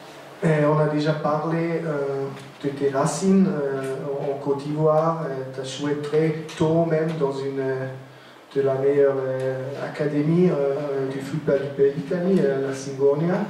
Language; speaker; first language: French; non-native, local second language; German